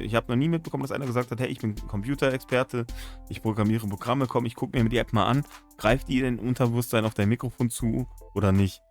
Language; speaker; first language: German; native; German